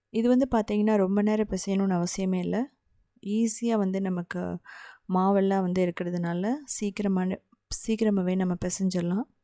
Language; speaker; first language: Tamil; native; Tamil